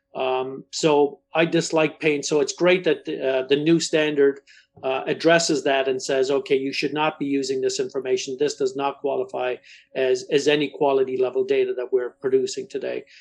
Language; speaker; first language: English; native; English